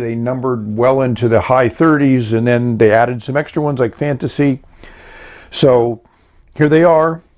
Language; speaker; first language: English; native; English